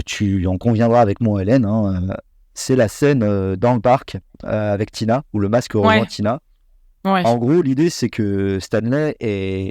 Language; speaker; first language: French; native; French